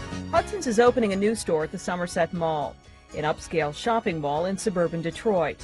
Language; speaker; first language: English; native; English